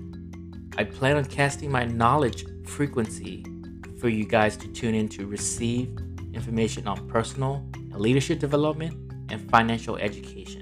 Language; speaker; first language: English; non-native, fluent; Burmese